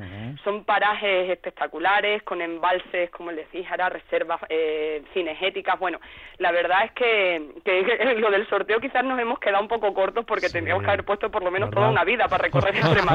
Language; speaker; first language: Spanish; native; Spanish